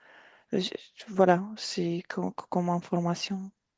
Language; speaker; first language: French; non-native, fluent; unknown